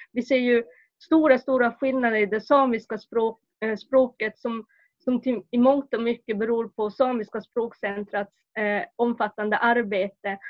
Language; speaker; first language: Swedish; native; Swedish